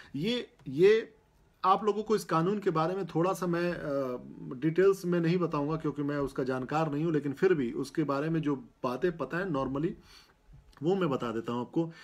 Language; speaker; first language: Hindi; native; Hindi